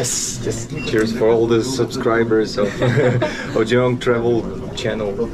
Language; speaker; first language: English; non-native, fluent; Russian